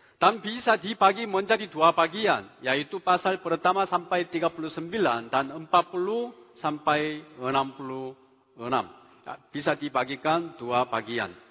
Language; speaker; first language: Indonesian; non-native, fluent; Korean